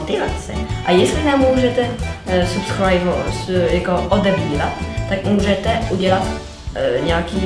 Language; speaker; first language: Czech; non-native, learner; French